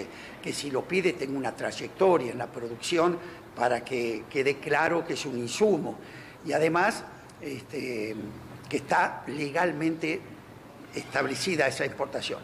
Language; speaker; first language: Spanish; native; Spanish